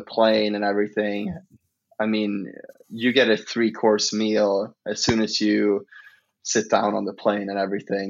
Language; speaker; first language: English; non-native, fluent; Swedish